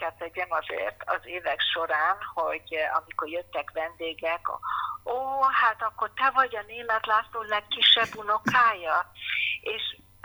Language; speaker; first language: Hungarian; non-native, fluent; English